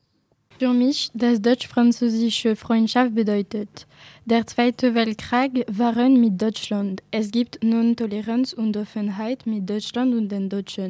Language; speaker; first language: German; non-native, learner; French